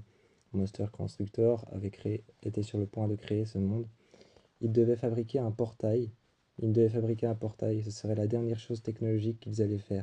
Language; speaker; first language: French; native; French